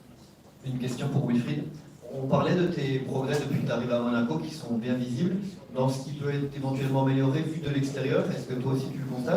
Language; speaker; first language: French; native; French